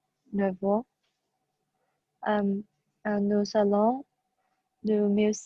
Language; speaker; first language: French; non-native, learner; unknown